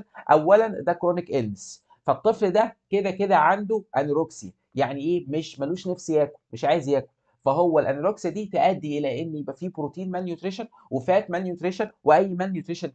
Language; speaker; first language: Arabic; native; Arabic